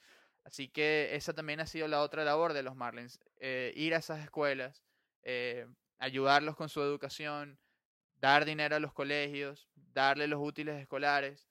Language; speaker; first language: Spanish; native; Spanish